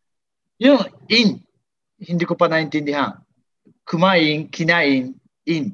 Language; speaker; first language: Filipino; non-native, learner; Japanese